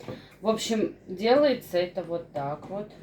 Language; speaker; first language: Russian; native; Russian